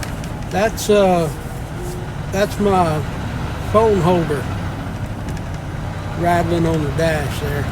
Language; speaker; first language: English; native; English